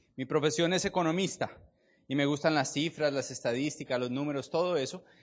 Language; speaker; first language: Spanish; native; Spanish